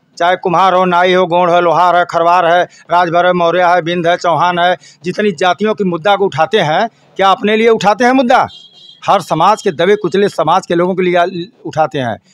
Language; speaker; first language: Hindi; native; Hindi